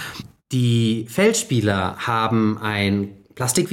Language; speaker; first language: German; native; German